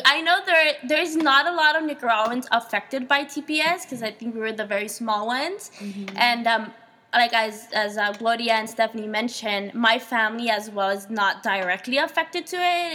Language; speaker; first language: English; early bilingual, other home language; Spanish